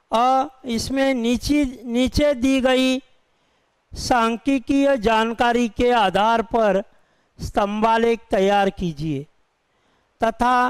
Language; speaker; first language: Hindi; non-native, local second language; Urdu